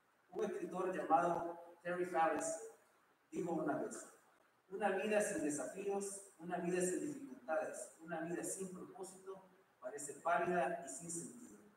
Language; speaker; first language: Spanish; native; Spanish